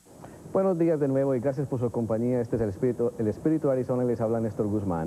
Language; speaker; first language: Spanish; native; Spanish